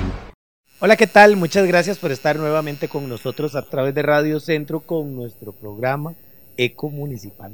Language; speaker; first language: Spanish; native; Spanish